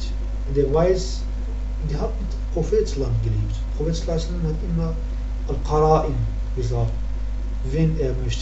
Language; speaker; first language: German; non-native, fluent; Arabic